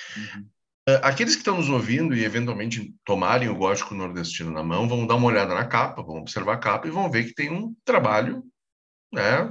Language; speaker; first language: Portuguese; native; Portuguese